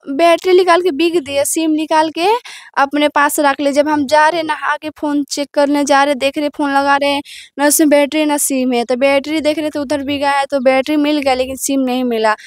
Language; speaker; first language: Hindi; native; Hindi